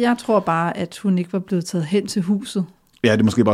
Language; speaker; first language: Danish; native; Danish